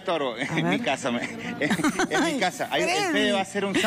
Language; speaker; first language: Spanish; native; Spanish